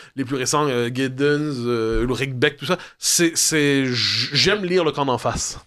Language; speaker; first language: French; native; French